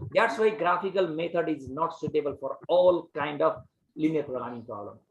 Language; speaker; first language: English; non-native, local second language; Nepali